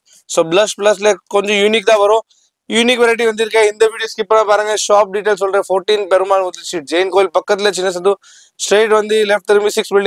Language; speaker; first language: Tamil; non-native, local second language; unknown